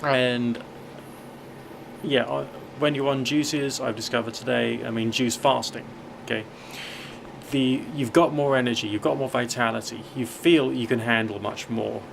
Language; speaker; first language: English; native; English